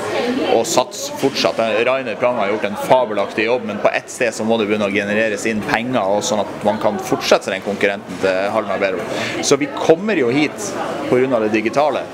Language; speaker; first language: Norwegian; native; Norwegian